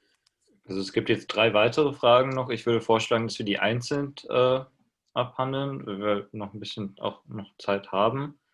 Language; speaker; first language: German; native; German